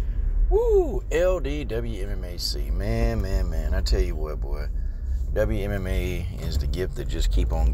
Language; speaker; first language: English; native; English